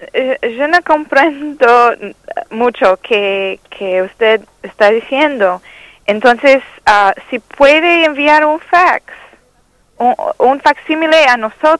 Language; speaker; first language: Spanish; non-native, learner; English